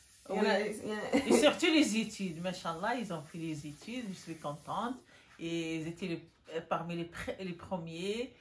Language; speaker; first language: French; non-native, local second language; Arabic